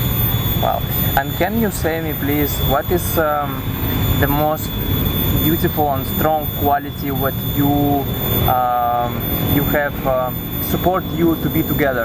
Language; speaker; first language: English; non-native, learner; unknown